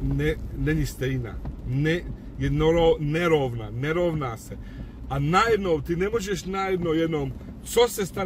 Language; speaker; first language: Czech; non-native, fluent; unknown